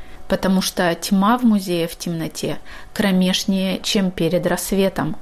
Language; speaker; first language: Russian; native; Russian